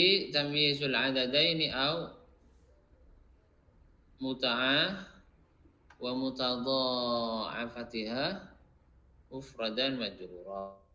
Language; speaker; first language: Arabic; non-native, fluent; Indonesian